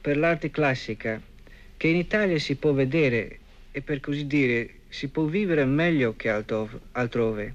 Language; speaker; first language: Italian; non-native, fluent; English